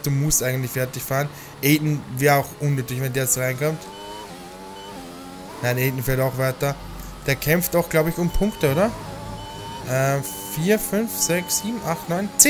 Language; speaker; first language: German; native; German